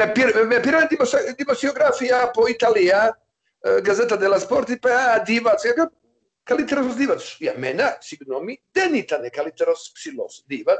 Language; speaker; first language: Greek; non-native, learner; Serbian